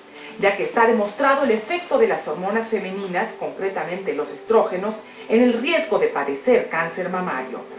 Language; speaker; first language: Spanish; native; Spanish